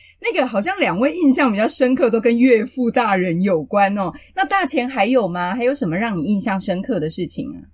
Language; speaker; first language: Chinese; native; Chinese